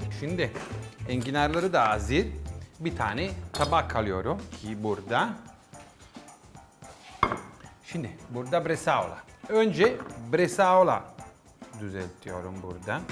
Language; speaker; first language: Turkish; non-native, learner; Italian